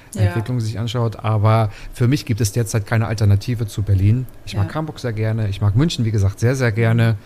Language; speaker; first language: German; native; German